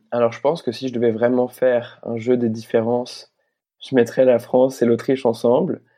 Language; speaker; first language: French; native; French